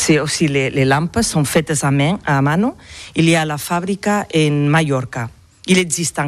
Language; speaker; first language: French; non-native, learner; Catalan